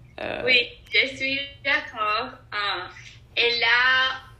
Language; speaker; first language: French; non-native, learner; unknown